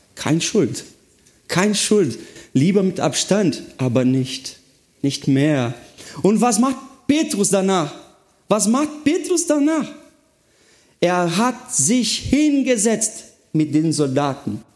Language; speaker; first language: German; non-native, fluent; Portuguese